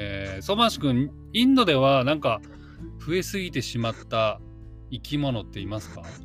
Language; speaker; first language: Japanese; native; Japanese